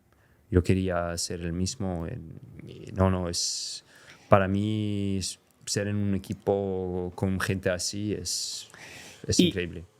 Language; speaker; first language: Spanish; non-native, fluent; French